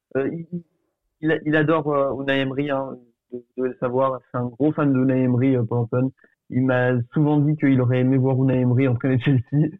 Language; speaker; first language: French; early bilingual, other home language; Portuguese